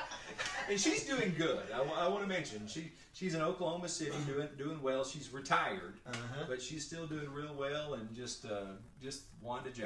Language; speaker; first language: English; native; English